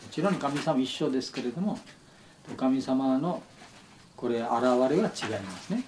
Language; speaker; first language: Japanese; non-native, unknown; Bangla